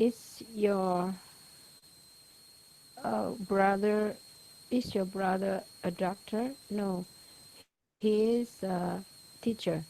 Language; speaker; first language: English; non-native, learner; Urdu